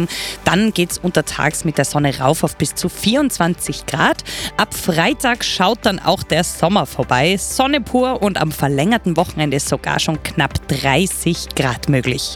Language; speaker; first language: German; native; German